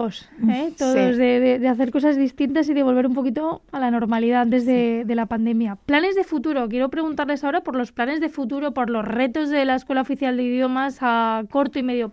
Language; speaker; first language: Spanish; native; Spanish